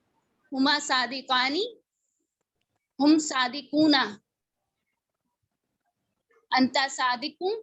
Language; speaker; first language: Arabic; non-native, learner; Urdu